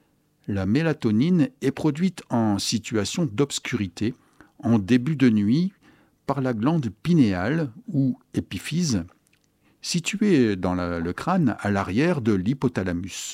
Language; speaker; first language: French; native; French